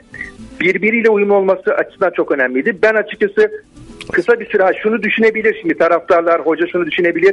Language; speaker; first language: Turkish; native; Turkish